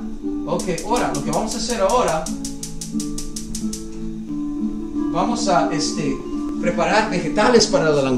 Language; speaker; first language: Spanish; early bilingual, other home language; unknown